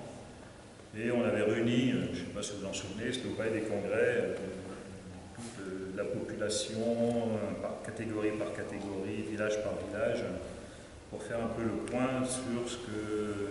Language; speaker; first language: French; native; French